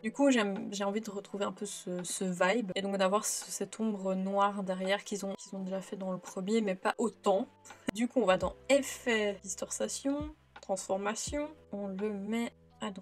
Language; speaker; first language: French; native; French